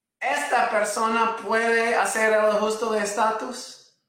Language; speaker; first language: Spanish; non-native, fluent; English